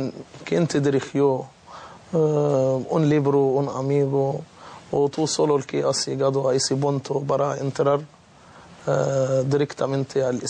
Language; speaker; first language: Spanish; non-native, fluent; Arabic